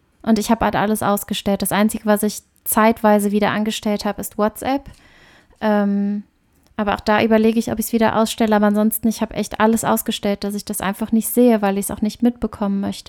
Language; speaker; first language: German; native; German